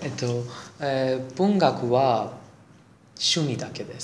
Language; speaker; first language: Japanese; non-native, learner; Persian